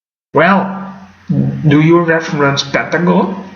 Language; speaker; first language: English; non-native, fluent; Dutch